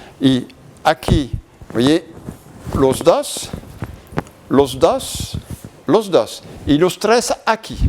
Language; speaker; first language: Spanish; non-native, learner; French